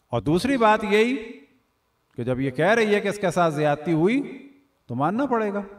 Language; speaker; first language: Urdu; native; Urdu